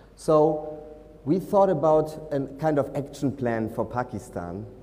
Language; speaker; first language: English; non-native, fluent; German